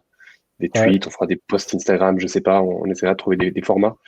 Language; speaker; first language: French; native; French